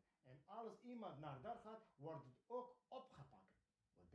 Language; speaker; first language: Dutch; non-native, fluent; Kurdish